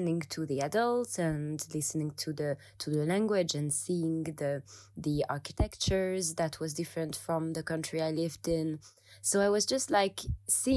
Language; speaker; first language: English; non-native, fluent; French